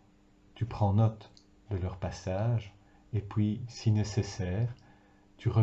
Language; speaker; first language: French; native; French